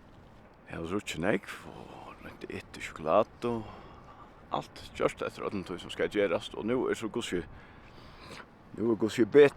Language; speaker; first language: Swedish; non-native, learner; Faroese